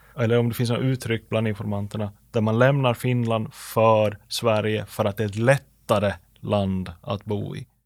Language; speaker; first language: Swedish; native; Swedish